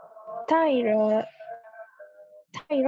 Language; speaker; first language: Chinese; non-native, learner; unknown